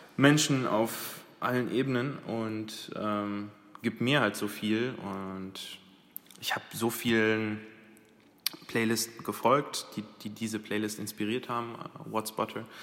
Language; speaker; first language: German; early bilingual, other home language; Arabic